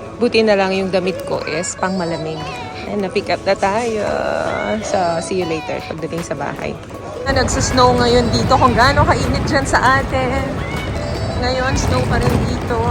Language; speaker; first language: Filipino; non-native, local second language; Cebuano